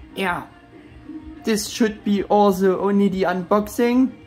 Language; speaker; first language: English; non-native, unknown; German